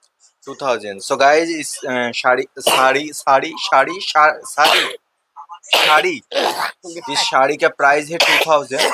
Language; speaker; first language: Hindi; non-native, local second language; Bangla